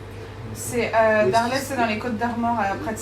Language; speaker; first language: French; native; French